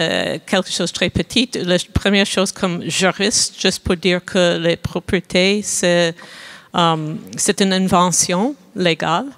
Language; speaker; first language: French; non-native, fluent; English